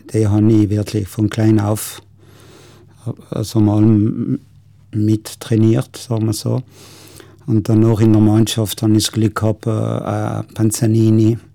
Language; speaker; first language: German; non-native, local second language; Ladin